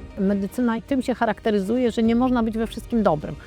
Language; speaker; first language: Polish; native; Polish